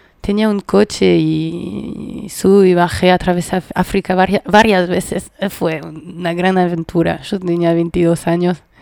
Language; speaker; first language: Spanish; non-native, fluent; French